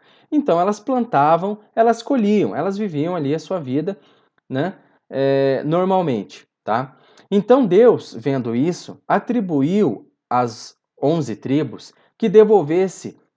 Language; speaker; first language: Portuguese; native; Portuguese